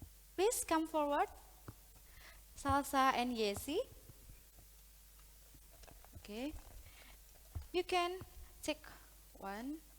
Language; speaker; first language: English; non-native, learner; Indonesian